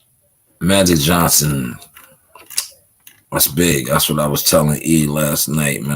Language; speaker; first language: English; native; English